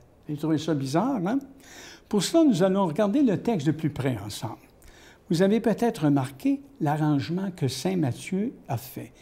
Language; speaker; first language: French; native; French